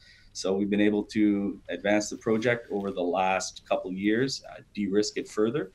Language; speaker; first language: English; native; English